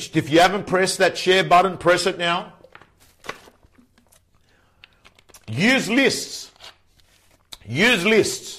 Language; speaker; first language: English; native; English